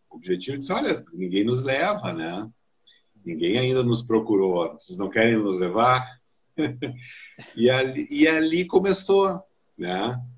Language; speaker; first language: Portuguese; native; Portuguese